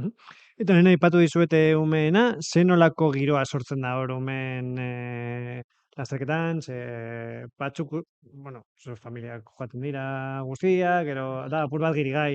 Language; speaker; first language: Basque; native; Basque